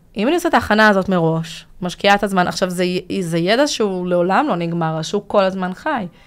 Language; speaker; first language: Hebrew; early bilingual, other home language; Russian